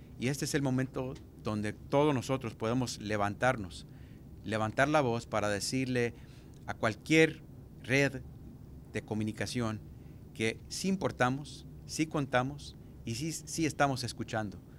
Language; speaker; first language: Spanish; early bilingual, heritage; Spanish